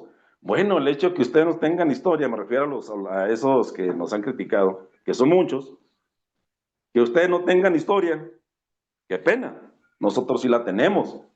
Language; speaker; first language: Spanish; native; Spanish